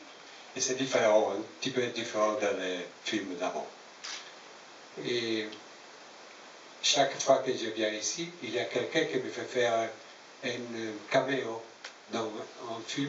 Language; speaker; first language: French; non-native, learner; Italian